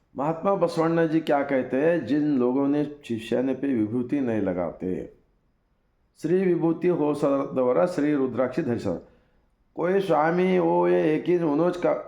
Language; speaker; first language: Hindi; non-native, local second language; Kannada